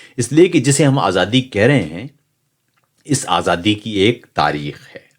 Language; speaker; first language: Urdu; native; Urdu